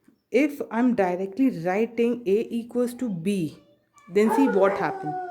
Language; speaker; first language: English; non-native, local second language; Hindi